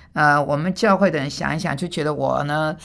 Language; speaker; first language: Chinese; non-native, fluent; Korean